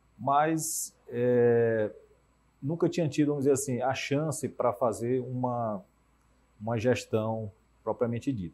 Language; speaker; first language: Portuguese; native; Portuguese